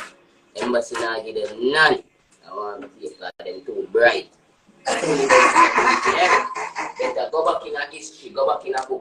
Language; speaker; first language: English; native; English